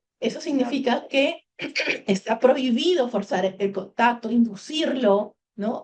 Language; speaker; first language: Spanish; native; Spanish